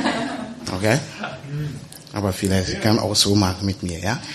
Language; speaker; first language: German; non-native, learner; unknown